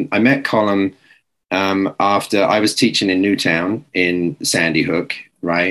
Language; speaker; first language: English; native; English